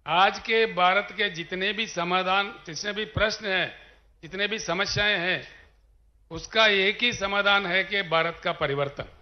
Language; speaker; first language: Hindi; non-native, local second language; Telugu